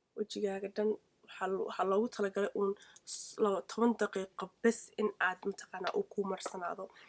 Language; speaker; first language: Somali; early bilingual, heritage; Somali